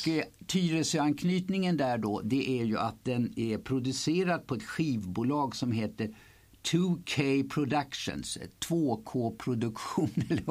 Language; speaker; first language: Swedish; native; Swedish